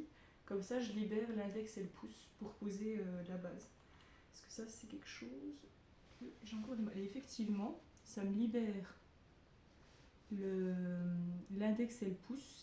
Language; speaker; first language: French; native; French